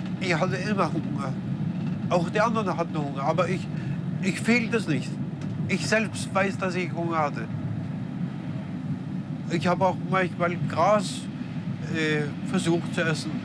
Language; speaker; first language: German; non-native, fluent; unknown